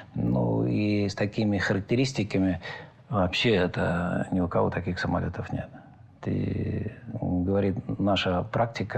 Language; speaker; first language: Russian; native; Russian